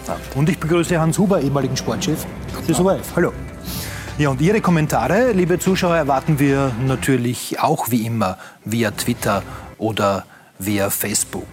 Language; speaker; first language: German; native; German